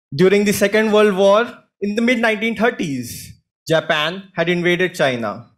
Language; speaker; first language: English; non-native, local second language; Hindi